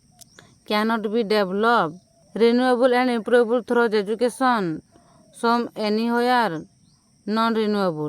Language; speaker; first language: English; non-native, local second language; Odia